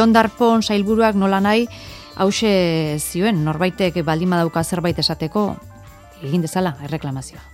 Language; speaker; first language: Basque; native; Basque